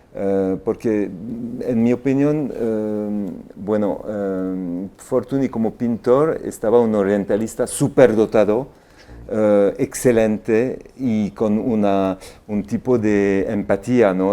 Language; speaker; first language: Spanish; non-native, fluent; French